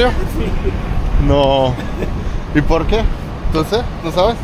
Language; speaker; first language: Spanish; non-native, fluent; French